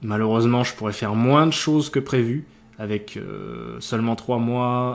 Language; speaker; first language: French; native; French